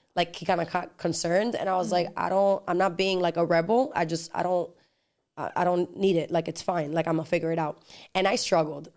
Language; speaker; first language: English; early bilingual, other home language; Spanish